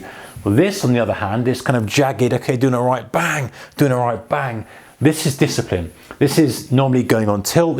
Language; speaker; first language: English; native; English